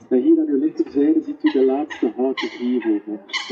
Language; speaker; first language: Dutch; native; Dutch